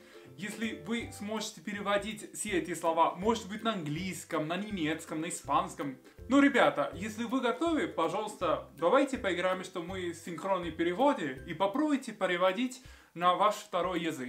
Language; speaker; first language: Russian; non-native, fluent; Spanish